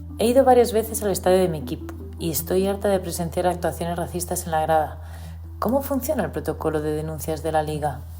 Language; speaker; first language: Spanish; native; Spanish